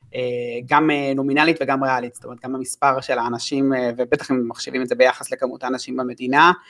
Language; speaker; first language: Hebrew; native; Hebrew